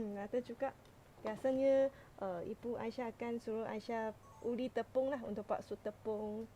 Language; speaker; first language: Malay; non-native, local second language; Chinese